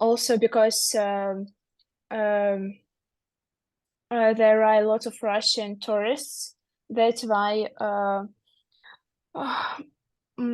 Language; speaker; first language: English; non-native, learner; Russian